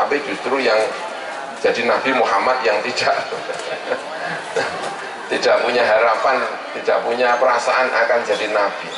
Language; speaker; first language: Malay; non-native, local second language; Javanese